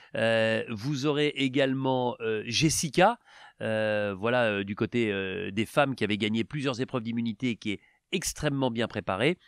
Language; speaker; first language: French; native; French